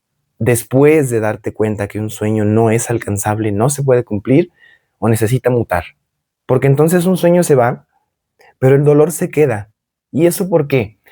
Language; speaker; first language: Spanish; native; Spanish